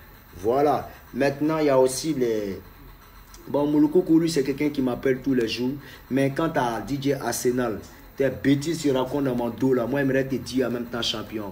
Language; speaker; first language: French; native; French